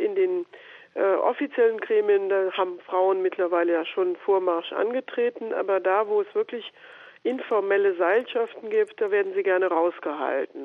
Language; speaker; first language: German; native; German